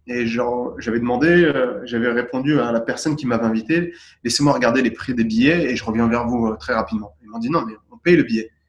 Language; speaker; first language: French; native; French